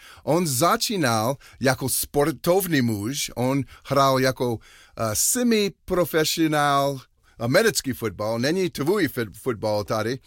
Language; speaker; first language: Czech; non-native, learner; English